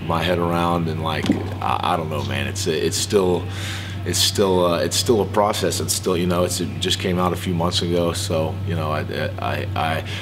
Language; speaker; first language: English; native; English